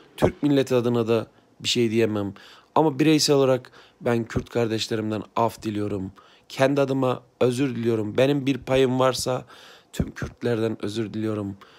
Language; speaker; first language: Turkish; native; Turkish